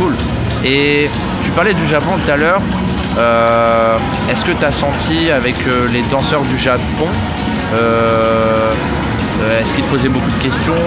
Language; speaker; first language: French; native; French